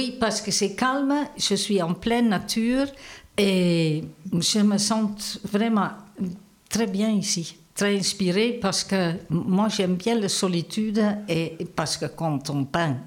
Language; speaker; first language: French; non-native, fluent; Dutch